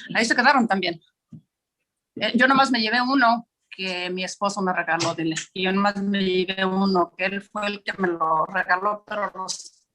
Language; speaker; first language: Spanish; native; Spanish